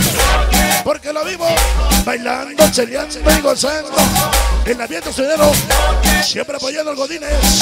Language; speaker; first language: Spanish; native; Spanish